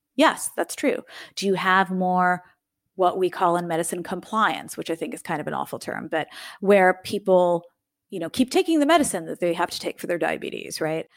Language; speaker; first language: English; native; English